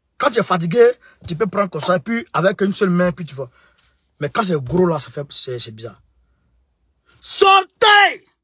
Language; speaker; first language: French; non-native, local second language; Bambara